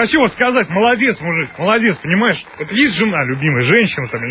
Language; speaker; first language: Russian; native; Russian